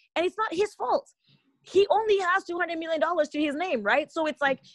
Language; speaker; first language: English; non-native, local second language; Igbo